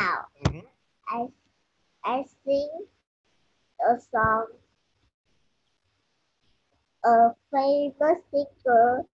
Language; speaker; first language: English; non-native, learner; Vietnamese